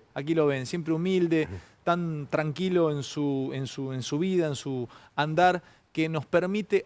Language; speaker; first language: Spanish; native; Spanish